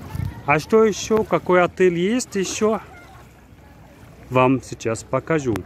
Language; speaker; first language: Russian; non-native, fluent; Arabic